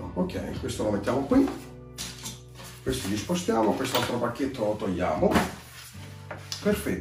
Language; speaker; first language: Italian; native; Italian